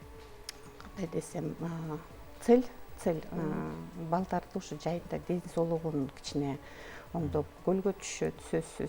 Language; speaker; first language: Kyrgyz; native; Kyrgyz